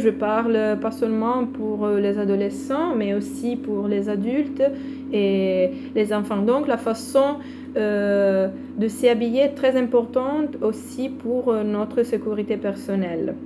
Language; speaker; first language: French; non-native, fluent; Italian